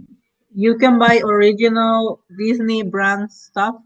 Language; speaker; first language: English; non-native, learner; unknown